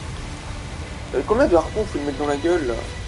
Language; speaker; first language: French; native; French